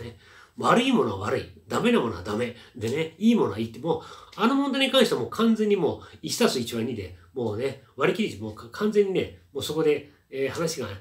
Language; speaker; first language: Japanese; native; Japanese